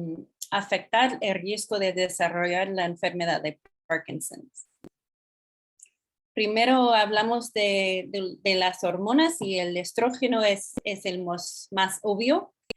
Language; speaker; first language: Spanish; non-native, fluent; English